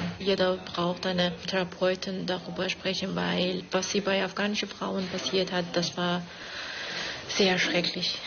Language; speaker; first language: German; non-native, fluent; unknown